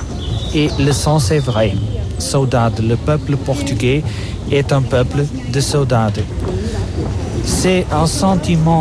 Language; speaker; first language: French; non-native, fluent; Portuguese